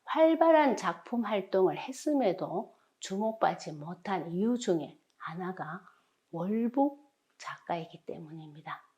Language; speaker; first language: Korean; native; Korean